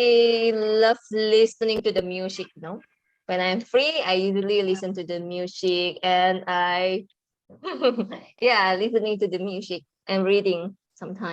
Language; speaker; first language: English; non-native, learner; Indonesian